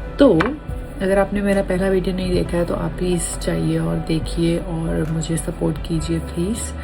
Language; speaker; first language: Hindi; non-native, local second language; Punjabi